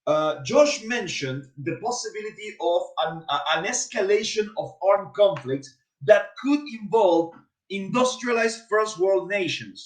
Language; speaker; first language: English; non-native, fluent; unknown